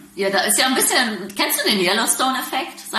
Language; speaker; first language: German; native; German